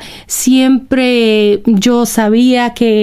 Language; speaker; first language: Spanish; non-native, fluent; English